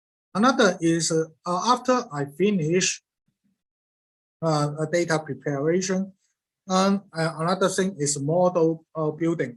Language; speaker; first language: English; non-native, learner; Cantonese